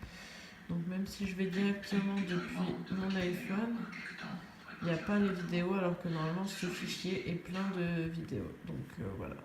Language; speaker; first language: French; native; French